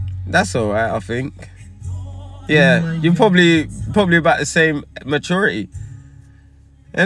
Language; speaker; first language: English; native; English